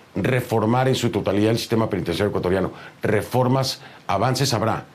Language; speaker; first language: Spanish; native; Spanish